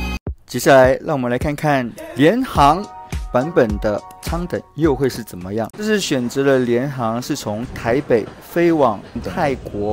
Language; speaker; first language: Chinese; native; Chinese